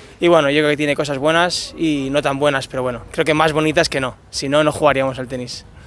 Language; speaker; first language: Spanish; native; Spanish